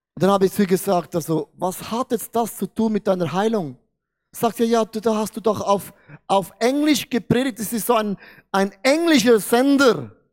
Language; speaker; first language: German; non-native, fluent; Portuguese